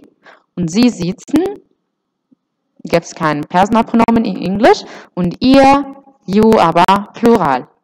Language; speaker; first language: German; non-native, fluent; Arabic